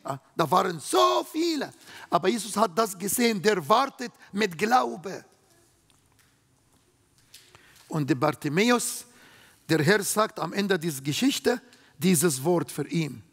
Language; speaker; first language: German; non-native, fluent; Arabic